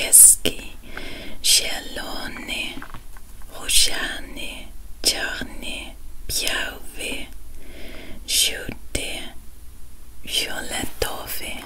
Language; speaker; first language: Polish; non-native, learner; Dutch